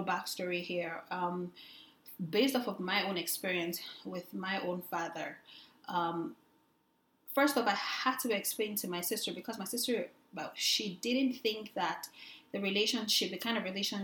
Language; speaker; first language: English; non-native, local second language; Yoruba